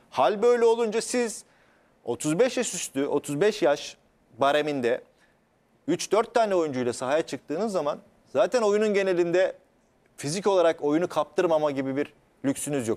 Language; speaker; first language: Turkish; native; Turkish